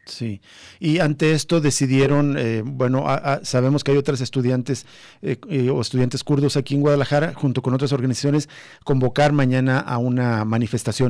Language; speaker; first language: Spanish; native; Spanish